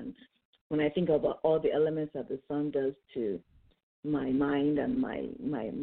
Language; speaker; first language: English; non-native, local second language; Yoruba